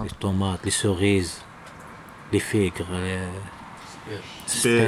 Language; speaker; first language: French; non-native, local second language; Arabic